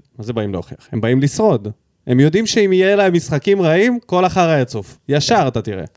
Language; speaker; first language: Hebrew; early bilingual, other home language; Russian